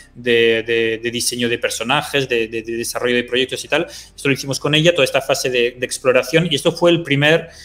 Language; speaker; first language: Spanish; early bilingual, other home language; French